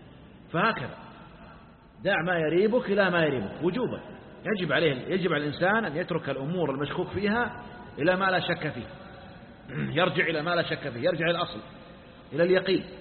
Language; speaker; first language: Arabic; native; Arabic